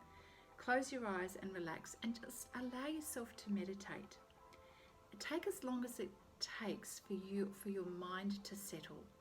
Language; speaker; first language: English; native; English